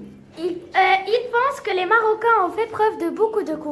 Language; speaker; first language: French; non-native, learner; Arabic